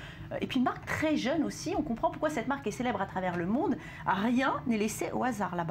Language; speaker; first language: French; native; French